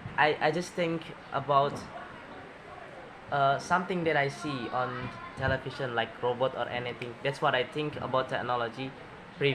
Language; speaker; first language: English; non-native, learner; Indonesian